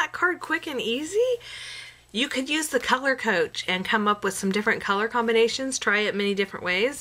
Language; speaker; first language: English; native; English